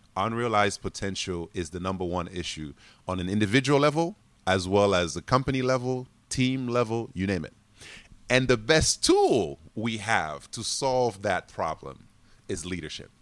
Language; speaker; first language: English; non-native, fluent; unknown